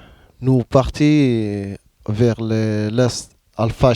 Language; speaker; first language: French; non-native, learner; Arabic